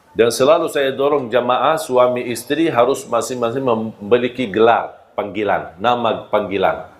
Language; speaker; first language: Malay; non-native, fluent; Arabic